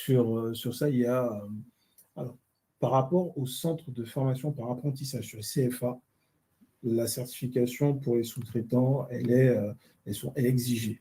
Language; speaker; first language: French; native; French